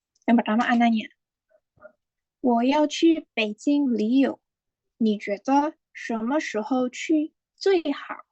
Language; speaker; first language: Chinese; non-native, fluent; Indonesian